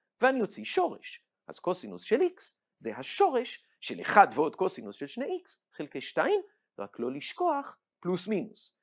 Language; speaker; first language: Hebrew; native; Hebrew